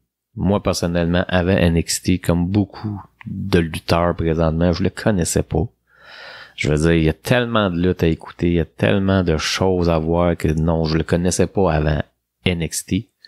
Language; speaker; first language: French; native; French